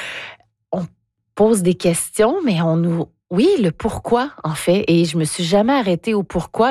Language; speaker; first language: French; native; French